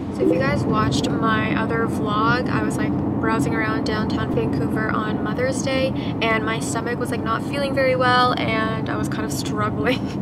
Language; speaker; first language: English; early bilingual, other home language; Japanese